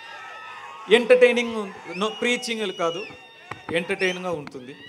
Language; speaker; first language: Telugu; non-native, learner; Tamil